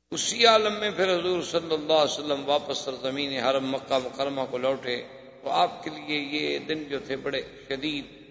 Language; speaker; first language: Urdu; native; Urdu